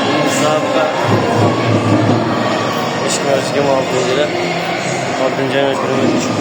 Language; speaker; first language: Uzbek; non-native, learner; Uyghur